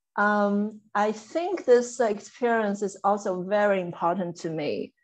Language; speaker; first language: English; non-native, fluent; Chinese